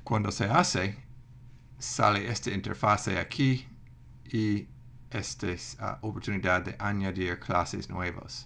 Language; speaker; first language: Spanish; non-native, fluent; English